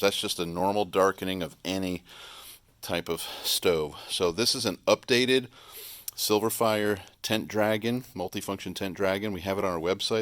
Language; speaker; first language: English; native; English